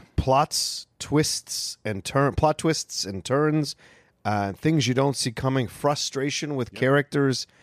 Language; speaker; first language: English; native; English